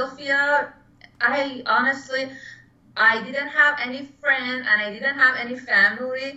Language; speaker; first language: English; non-native, learner; Persian